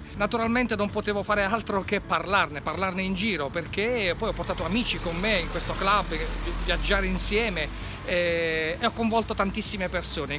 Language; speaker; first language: Italian; native; Italian